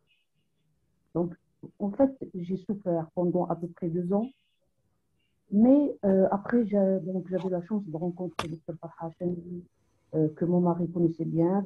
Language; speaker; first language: French; non-native, local second language; Arabic